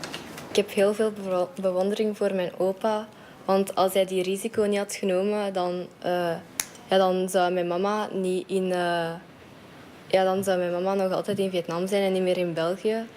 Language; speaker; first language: Dutch; early bilingual, other home language; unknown